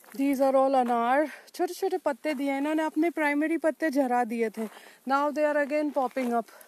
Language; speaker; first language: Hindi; non-native, local second language; Bangla